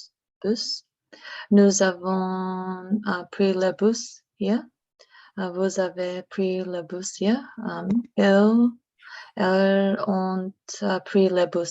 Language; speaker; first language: French; non-native, learner; English